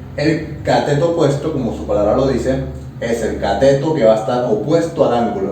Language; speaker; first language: Spanish; native; Spanish